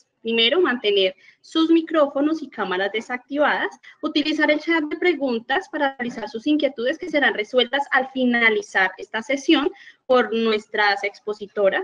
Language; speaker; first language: Spanish; native; Spanish